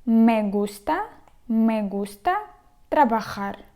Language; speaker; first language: Spanish; non-native, fluent; Ukrainian